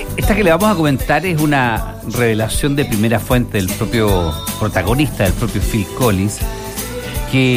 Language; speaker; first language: Spanish; native; Spanish